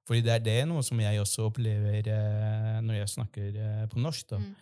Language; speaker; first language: Norwegian; non-native, fluent; Spanish